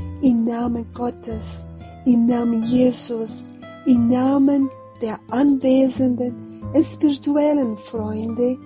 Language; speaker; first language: German; non-native, fluent; Portuguese